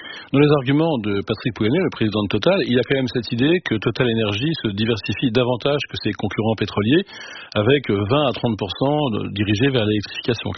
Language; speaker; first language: French; native; French